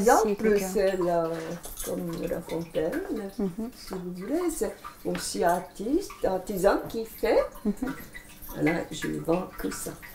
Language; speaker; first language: French; non-native, fluent; Japanese